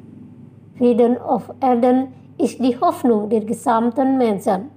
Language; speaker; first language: German; non-native, fluent; Indonesian